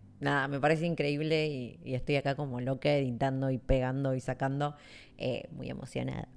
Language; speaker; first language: Spanish; native; Spanish